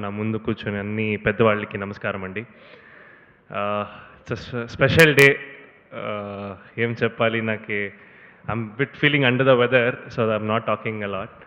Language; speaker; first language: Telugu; non-native, learner; Kannada